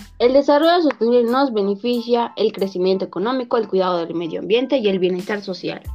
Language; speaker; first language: Spanish; native; Spanish